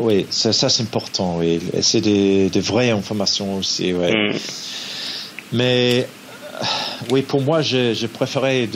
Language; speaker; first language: French; non-native, learner; English